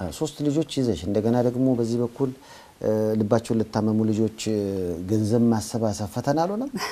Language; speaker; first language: Amharic; native; Amharic